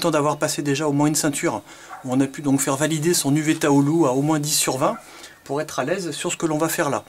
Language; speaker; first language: French; native; French